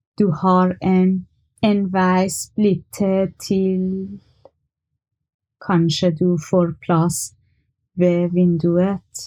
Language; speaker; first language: Norwegian; non-native, learner; Persian